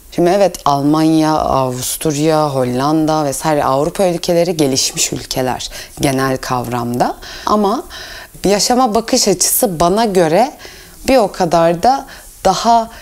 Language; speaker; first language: Turkish; early bilingual, heritage; Turkish